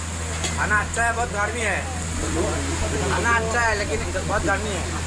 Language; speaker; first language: Hindi; non-native, local second language; Bangla